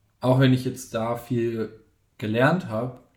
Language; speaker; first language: German; native; German